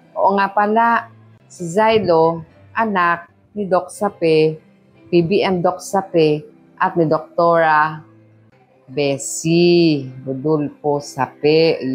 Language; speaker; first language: Filipino; non-native, local second language; Pampanga